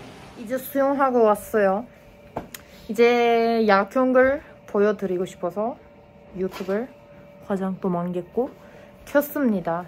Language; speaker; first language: Korean; non-native, fluent; Turkish